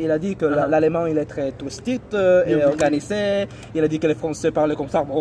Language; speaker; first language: French; non-native, learner; English